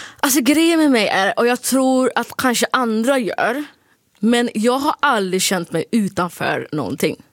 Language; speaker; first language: Swedish; early bilingual, other home language; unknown